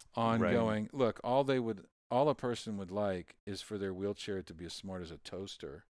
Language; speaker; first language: English; native; English